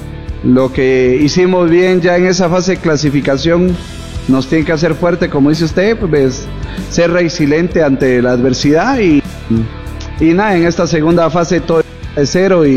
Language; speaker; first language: Spanish; native; Spanish